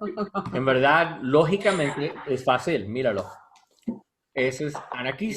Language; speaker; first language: Spanish; non-native, learner; English